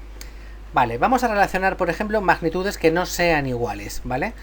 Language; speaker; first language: Spanish; native; Spanish